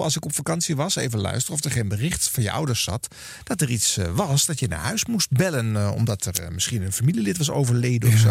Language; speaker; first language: Dutch; native; Dutch